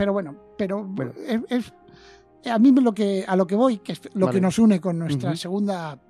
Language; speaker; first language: Spanish; native; Spanish